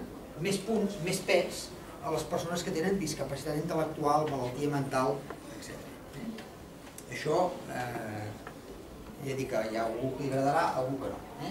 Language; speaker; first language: Catalan; native; Catalan